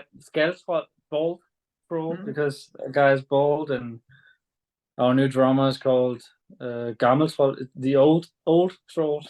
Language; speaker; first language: English; non-native, fluent; Danish